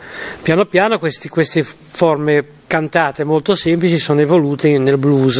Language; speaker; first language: Italian; native; Italian